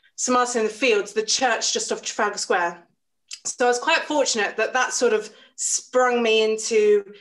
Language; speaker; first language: English; native; English